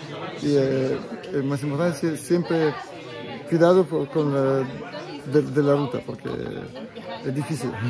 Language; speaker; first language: Spanish; non-native, learner; Italian